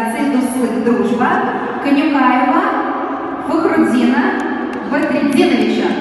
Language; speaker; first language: Russian; native; Russian